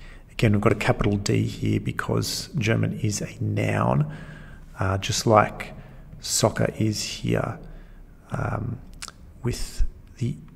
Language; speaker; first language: English; native; English